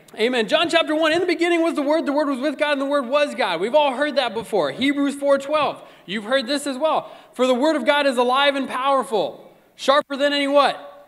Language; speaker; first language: English; native; English